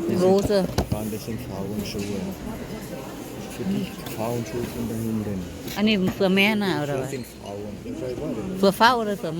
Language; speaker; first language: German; non-native, learner; Thai